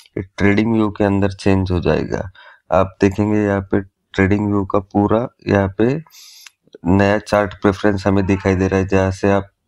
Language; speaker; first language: Hindi; native; Hindi